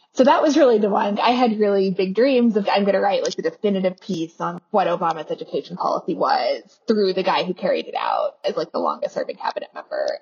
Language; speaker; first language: English; native; English